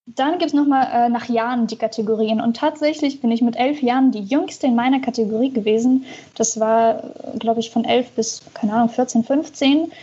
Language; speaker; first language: German; early bilingual, other home language; Russian